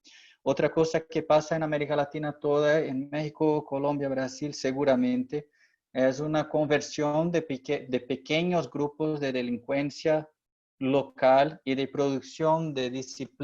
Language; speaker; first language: Spanish; non-native, fluent; Portuguese